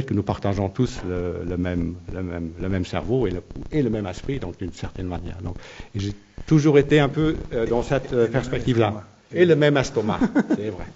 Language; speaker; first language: French; non-native, local second language; Luxembourgish